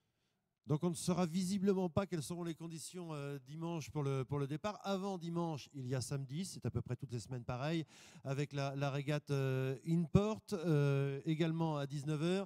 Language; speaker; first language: French; native; French